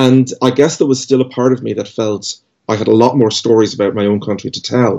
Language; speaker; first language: English; native; English